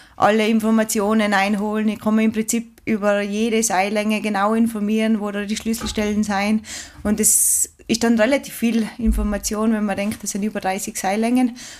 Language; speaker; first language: German; native; German